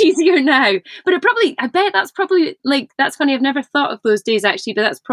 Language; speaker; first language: English; native; English